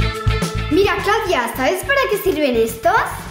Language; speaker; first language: Spanish; native; Spanish